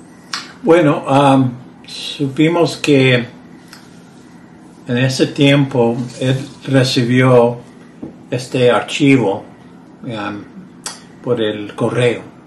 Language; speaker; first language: Spanish; early bilingual, heritage; Spanish